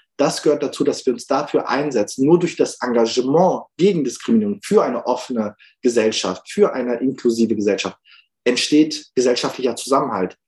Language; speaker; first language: German; early bilingual, other home language; Turkish